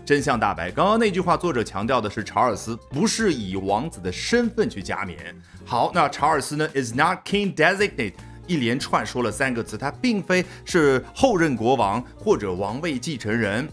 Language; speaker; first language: Chinese; native; Chinese